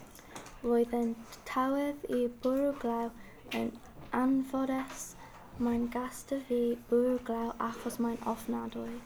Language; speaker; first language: Welsh; non-native, learner; English